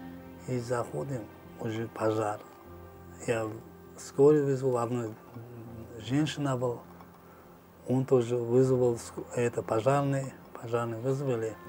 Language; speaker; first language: Russian; non-native, learner; Uzbek